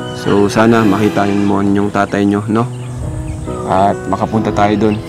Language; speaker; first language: Filipino; native; Filipino